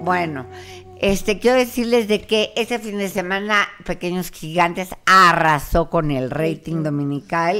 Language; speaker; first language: Spanish; native; Spanish